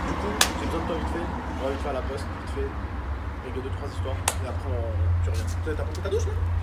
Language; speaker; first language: French; native; French